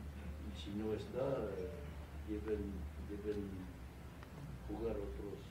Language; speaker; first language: Spanish; non-native, fluent; French